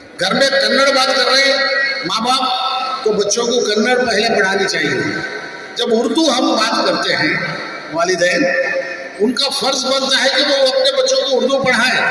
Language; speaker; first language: Urdu; native; Urdu